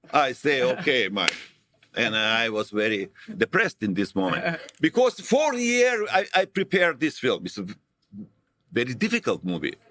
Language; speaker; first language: English; non-native, learner; Macedonian